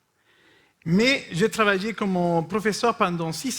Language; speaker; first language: French; non-native, fluent; Spanish